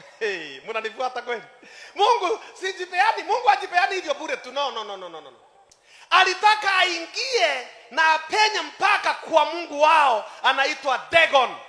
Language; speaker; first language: Swahili; non-native, local second language; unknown